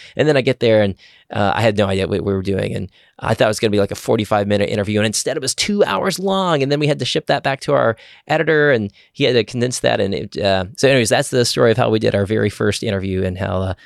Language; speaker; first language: English; native; English